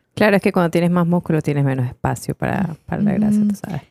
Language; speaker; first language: Spanish; native; Spanish